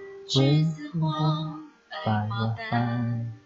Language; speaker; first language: Chinese; non-native, learner; Indonesian